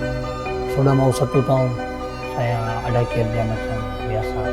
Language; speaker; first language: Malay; non-native, learner; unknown